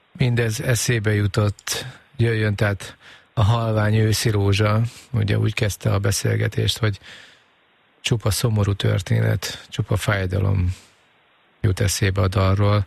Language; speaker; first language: Hungarian; native; Hungarian